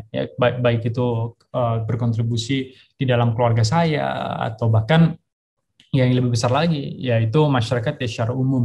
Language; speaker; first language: Indonesian; early bilingual, heritage; Indonesian